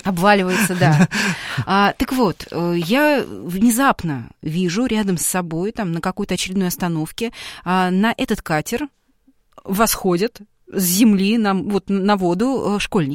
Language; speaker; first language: Russian; native; Russian